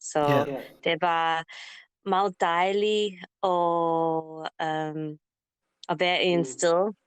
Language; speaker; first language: Danish; non-native, learner; English